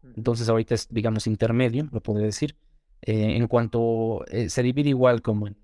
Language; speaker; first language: Spanish; native; Spanish